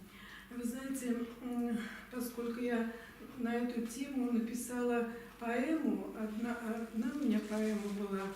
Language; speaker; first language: Russian; native; Russian